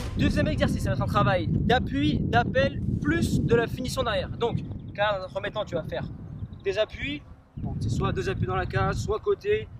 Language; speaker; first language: French; native; French